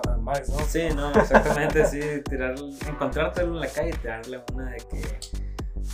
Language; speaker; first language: Spanish; native; Spanish